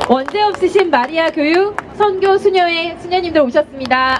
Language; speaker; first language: Korean; native; Korean